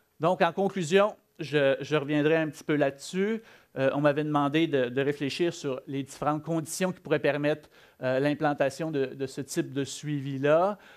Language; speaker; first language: French; native; French